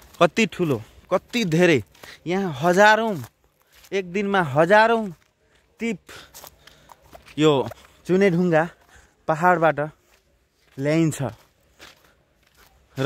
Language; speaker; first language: Nepali; non-native, local second language; Maithili